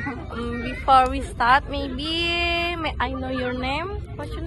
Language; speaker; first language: English; non-native, learner; Indonesian